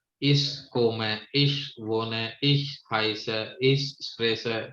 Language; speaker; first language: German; non-native, fluent; Hindi